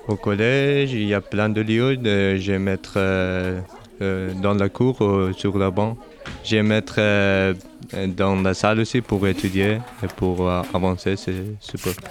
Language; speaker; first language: French; non-native, learner; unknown